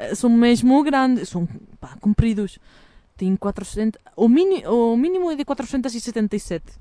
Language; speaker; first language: Portuguese; non-native, fluent; Catalan